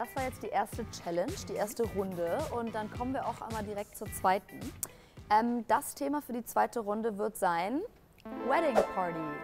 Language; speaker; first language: German; native; German